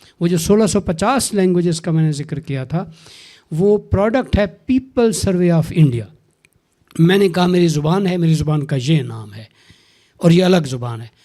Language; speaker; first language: Urdu; non-native, local second language; Saraiki